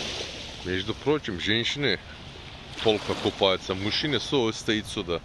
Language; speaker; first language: Russian; non-native, learner; Turkish